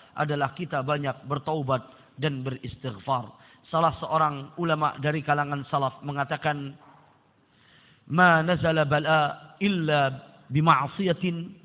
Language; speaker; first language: Indonesian; non-native, local second language; Sasak